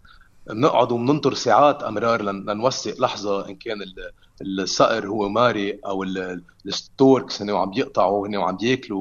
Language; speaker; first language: Arabic; native; Arabic